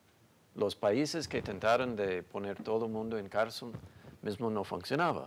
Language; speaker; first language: Spanish; non-native, fluent; English